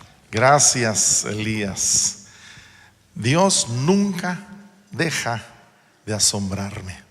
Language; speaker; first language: Spanish; non-native, local second language; English